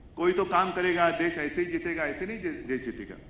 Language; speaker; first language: Hindi; non-native, local second language; Marathi